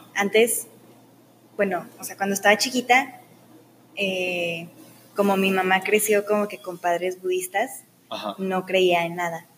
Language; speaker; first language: Spanish; native; Spanish